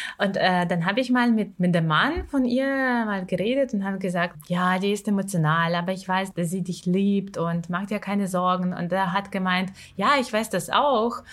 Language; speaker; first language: German; non-native, fluent; Ukrainian